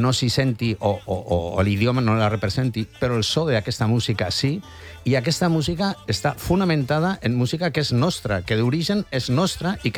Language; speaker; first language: Catalan; non-native, local second language; Spanish